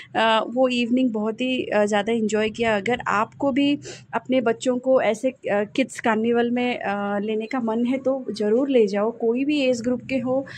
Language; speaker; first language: Hindi; native; Hindi